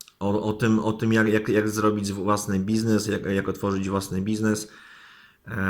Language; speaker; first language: Polish; native; Polish